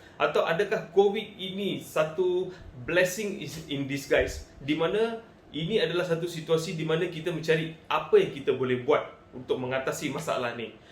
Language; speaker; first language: Malay; non-native, local second language; Tamil